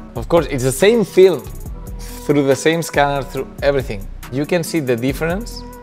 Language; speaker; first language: English; non-native, fluent; Spanish